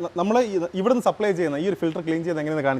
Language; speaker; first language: Malayalam; native; Malayalam